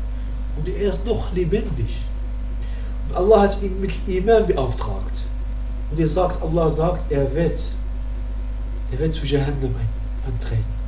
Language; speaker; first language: German; non-native, learner; Arabic